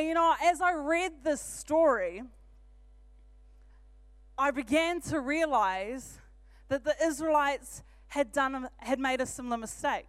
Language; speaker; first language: English; native; English